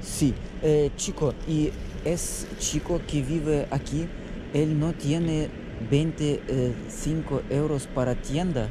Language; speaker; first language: Spanish; non-native, learner; Russian